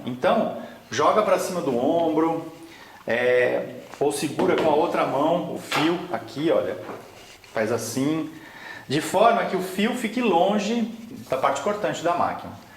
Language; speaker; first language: Portuguese; native; Portuguese